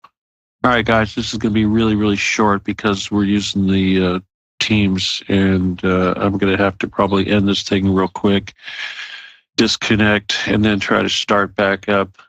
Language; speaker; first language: English; native; English